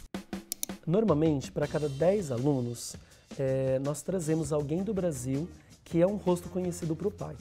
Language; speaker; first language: Portuguese; native; Portuguese